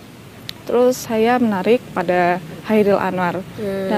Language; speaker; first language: Indonesian; non-native, fluent; Korean